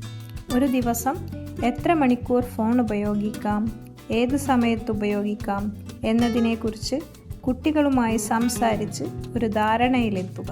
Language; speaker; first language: Malayalam; native; Malayalam